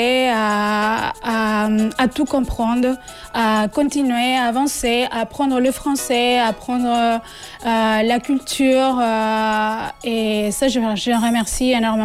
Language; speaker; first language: French; non-native, fluent; Spanish